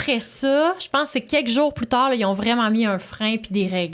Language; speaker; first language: French; native; French